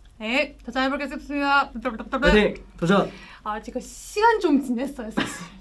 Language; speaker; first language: Korean; non-native, learner; Chinese